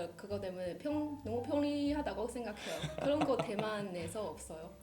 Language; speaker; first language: Korean; non-native, learner; Chinese